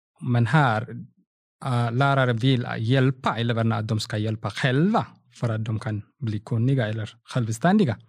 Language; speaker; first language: Swedish; non-native, fluent; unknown